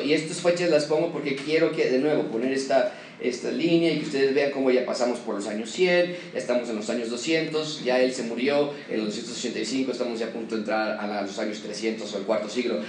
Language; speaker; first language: Spanish; native; Spanish